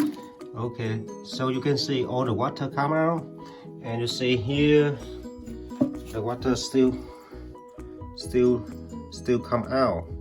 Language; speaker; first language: English; non-native, learner; Vietnamese